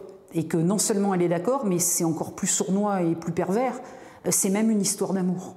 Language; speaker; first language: French; native; French